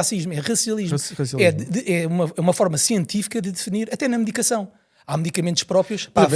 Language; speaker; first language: Portuguese; native; Portuguese